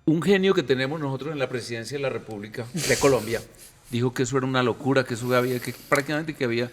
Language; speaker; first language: Spanish; native; Spanish